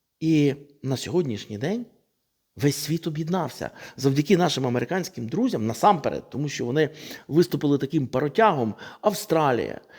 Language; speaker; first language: Ukrainian; non-native, local second language; Russian